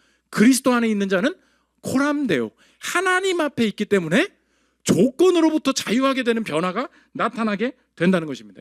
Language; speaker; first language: Korean; native; Korean